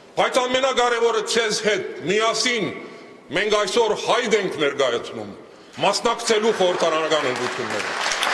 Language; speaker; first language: Armenian; early bilingual, heritage; Armenian